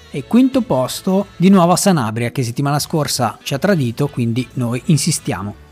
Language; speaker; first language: Italian; native; Italian